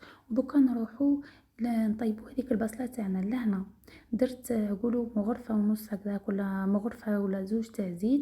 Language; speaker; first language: Arabic; native; Arabic